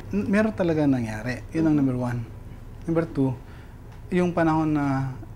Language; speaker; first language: Filipino; non-native, local second language; Cebuano